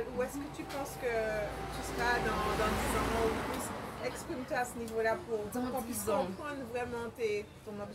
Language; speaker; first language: French; native; French